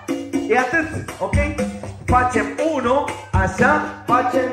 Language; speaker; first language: Romanian; non-native, fluent; Spanish